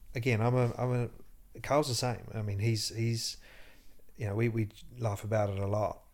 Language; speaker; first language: English; native; English